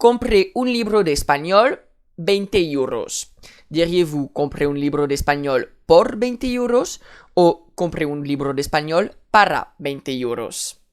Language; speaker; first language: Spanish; non-native, fluent; French